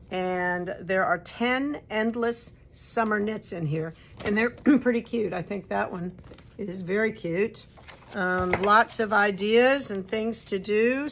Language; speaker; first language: English; native; English